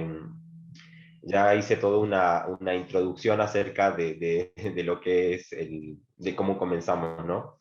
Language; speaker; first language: Spanish; native; Spanish